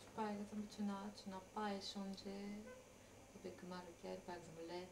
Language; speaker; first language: French; non-native, learner; Japanese